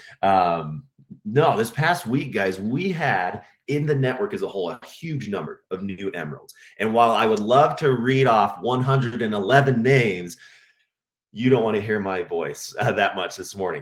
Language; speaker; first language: English; native; English